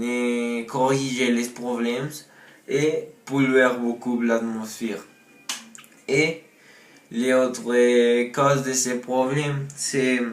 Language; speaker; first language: French; non-native, learner; Spanish